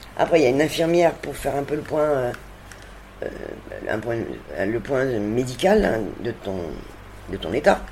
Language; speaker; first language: French; native; French